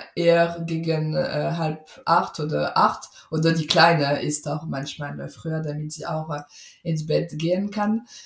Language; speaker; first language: German; non-native, fluent; French